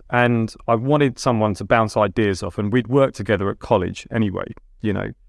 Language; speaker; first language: English; early bilingual, other home language; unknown